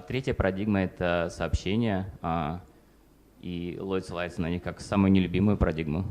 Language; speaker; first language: Russian; native; Russian